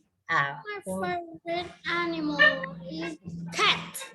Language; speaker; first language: English; non-native, learner; Vietnamese